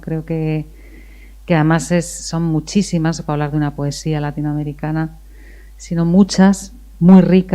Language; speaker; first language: Spanish; native; Spanish